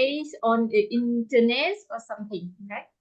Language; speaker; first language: English; non-native, learner; Vietnamese